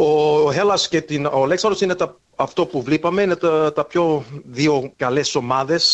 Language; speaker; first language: Greek; early bilingual, heritage; Greek